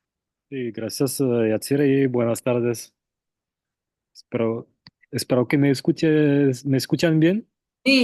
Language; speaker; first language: Spanish; non-native, fluent; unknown